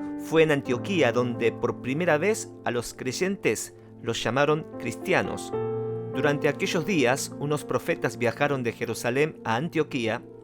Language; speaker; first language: Spanish; non-native, fluent; Korean